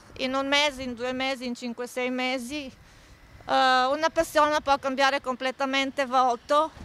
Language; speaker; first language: Italian; non-native, fluent; Bulgarian